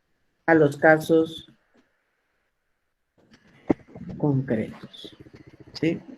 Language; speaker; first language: Spanish; native; Spanish